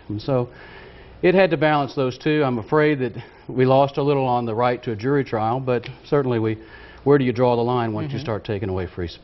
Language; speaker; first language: English; native; English